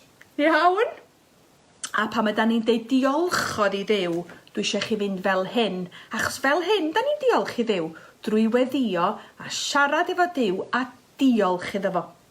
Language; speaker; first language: Welsh; native; Welsh